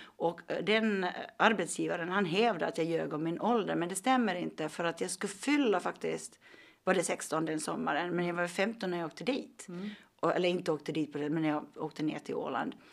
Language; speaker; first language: Swedish; native; Swedish